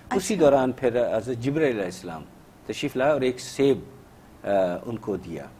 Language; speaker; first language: Urdu; native; Urdu